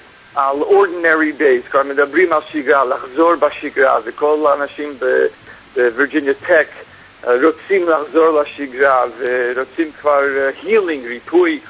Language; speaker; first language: Hebrew; non-native, fluent; English